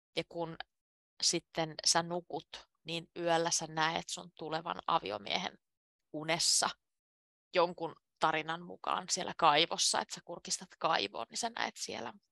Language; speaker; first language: Finnish; native; Finnish